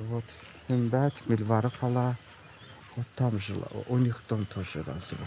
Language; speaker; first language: Russian; non-native, local second language; Azerbaijani